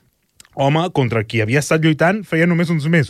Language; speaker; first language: Catalan; native; Catalan